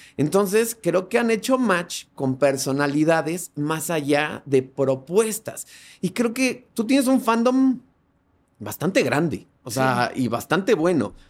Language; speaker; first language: Spanish; native; Spanish